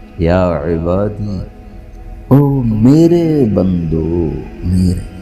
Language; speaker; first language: Urdu; non-native, local second language; Punjabi